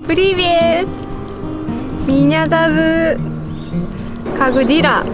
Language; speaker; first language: Russian; non-native, learner; Japanese